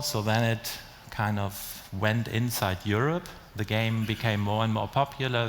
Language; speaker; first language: English; non-native, fluent; German